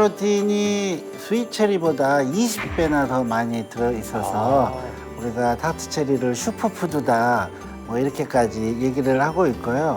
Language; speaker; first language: Korean; native; Korean